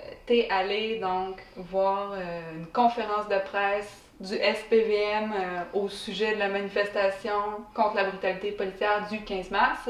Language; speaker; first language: French; native; French